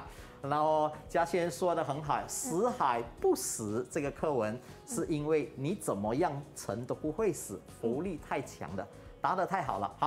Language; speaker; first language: Chinese; native; Chinese